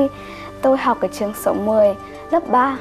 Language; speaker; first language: Vietnamese; early bilingual, heritage; Vietnamese